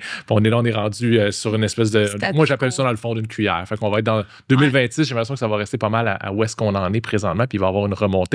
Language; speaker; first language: French; native; French